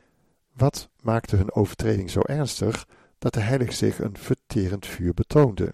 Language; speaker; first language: Dutch; native; Dutch